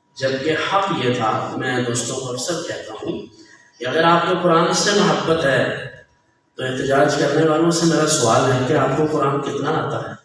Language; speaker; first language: Urdu; non-native, local second language; Punjabi